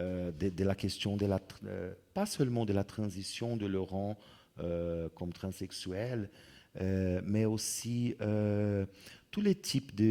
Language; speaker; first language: French; non-native, fluent; Portuguese